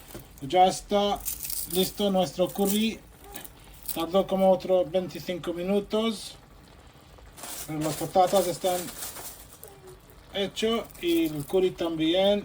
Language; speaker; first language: Spanish; non-native, fluent; Bangla